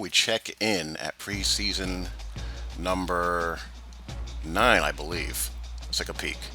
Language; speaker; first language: English; native; English